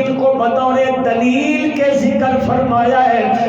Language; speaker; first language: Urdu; non-native, local second language; Punjabi